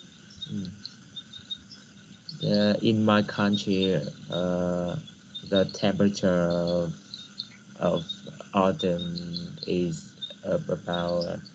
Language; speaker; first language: English; non-native, learner; Vietnamese